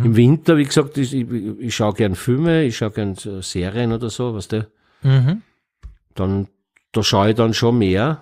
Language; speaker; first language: German; native; German